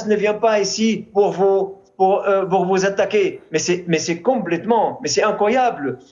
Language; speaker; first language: French; non-native, fluent; Arabic